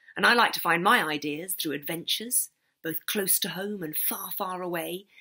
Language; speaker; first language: English; native; English